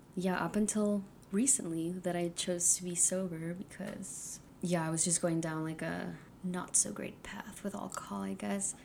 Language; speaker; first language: English; early bilingual, other home language; Spanish